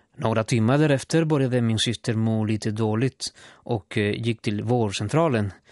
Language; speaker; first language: Swedish; non-native, fluent; Spanish